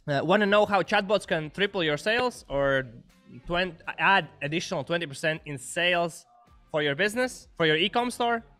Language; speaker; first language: English; non-native, fluent; Latvian